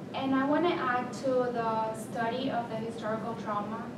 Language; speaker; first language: English; early bilingual, other home language; Spanish